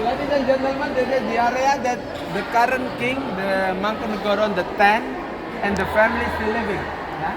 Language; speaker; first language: English; non-native, learner; Indonesian